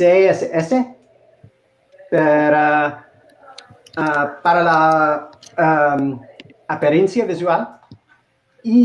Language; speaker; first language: Spanish; non-native, learner; English